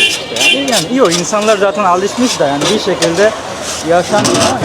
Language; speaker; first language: Turkish; non-native, fluent; Bangla